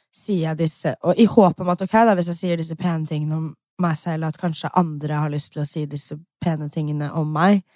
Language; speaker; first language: Norwegian; early bilingual, other home language; English